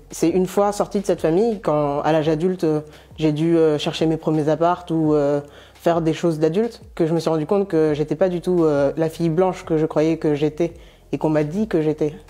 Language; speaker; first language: French; native; French